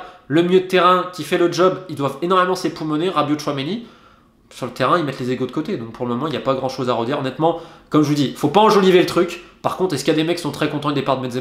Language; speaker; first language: French; native; French